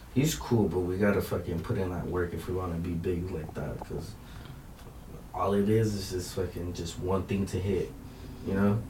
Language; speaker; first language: English; early bilingual, other home language; Spanish